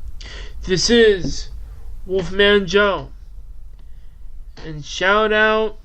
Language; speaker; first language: English; native; English